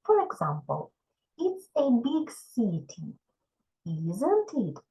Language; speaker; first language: English; non-native, fluent; Ukrainian